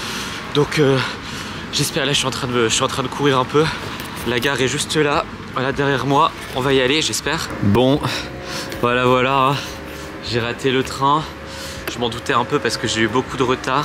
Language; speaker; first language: French; native; French